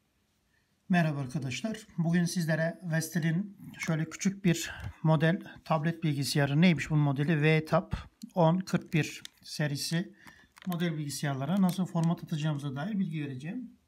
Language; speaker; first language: Turkish; native; Turkish